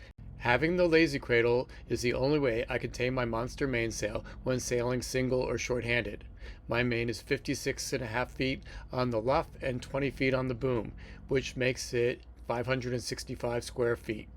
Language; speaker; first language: English; native; English